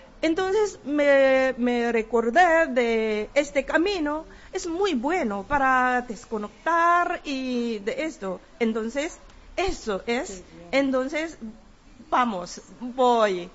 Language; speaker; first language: Spanish; non-native, learner; Korean